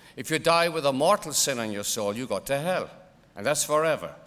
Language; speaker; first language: English; native; English